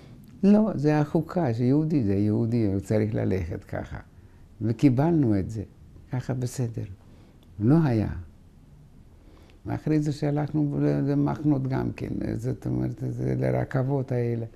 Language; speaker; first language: Hebrew; non-native, fluent; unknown